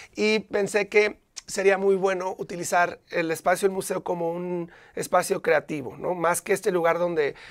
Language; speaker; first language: Spanish; native; Spanish